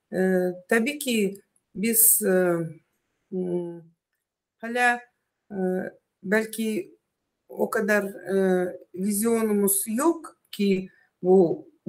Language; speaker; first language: Turkish; non-native, learner; Russian